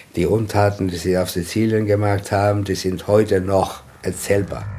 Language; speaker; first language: German; non-native, fluent; Italian